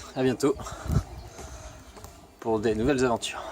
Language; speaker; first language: French; native; French